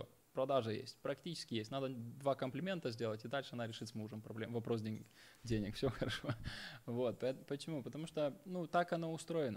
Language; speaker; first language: Russian; native; Russian